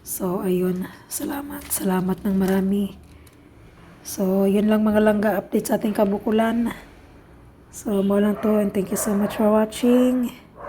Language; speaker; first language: Filipino; non-native, local second language; Cebuano